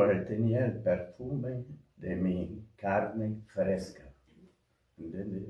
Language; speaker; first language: Spanish; non-native, fluent; French